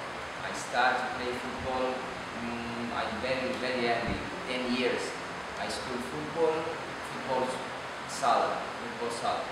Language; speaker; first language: English; non-native, learner; Portuguese